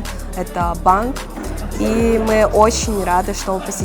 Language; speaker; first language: Russian; non-native, local second language; Uzbek